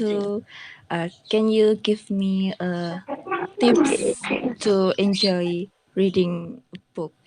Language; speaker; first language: English; non-native, learner; Indonesian